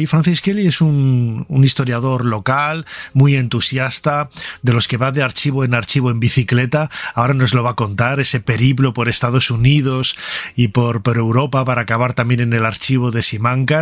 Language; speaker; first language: Spanish; native; Spanish